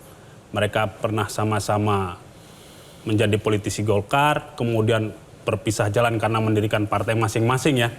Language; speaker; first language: Indonesian; native; Indonesian